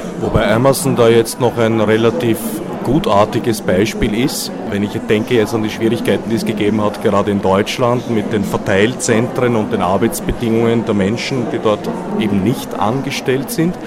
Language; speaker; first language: German; native; German